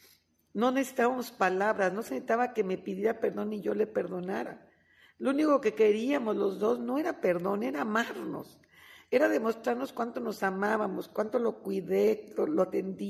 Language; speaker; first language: Spanish; native; Spanish